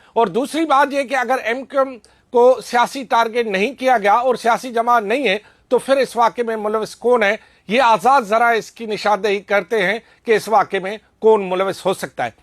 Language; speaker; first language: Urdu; non-native, local second language; Sindhi